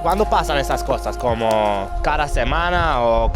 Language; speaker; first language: Spanish; non-native, fluent; Hebrew